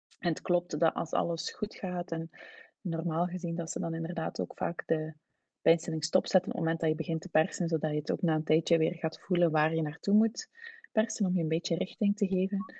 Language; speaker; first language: Dutch; native; Dutch